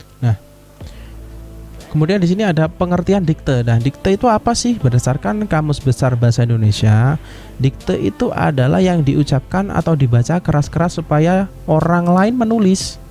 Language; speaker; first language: Indonesian; native; Indonesian